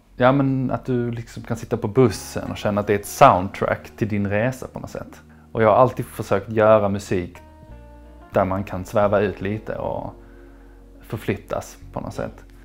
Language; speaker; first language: Swedish; native; Swedish